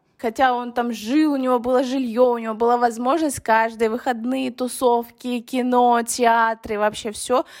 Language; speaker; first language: Russian; early bilingual, other home language; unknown